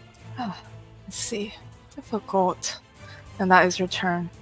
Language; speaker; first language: English; native; English